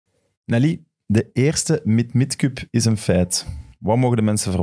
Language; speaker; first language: Dutch; native; Dutch